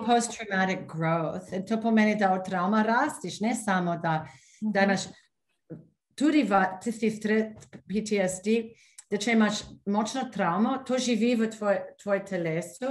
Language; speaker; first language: Slovenian; non-native, fluent; English